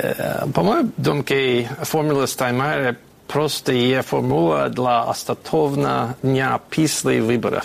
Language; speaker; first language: Ukrainian; non-native, fluent; English